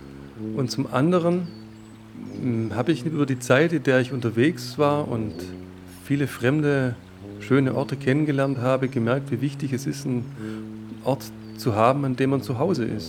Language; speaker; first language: German; native; German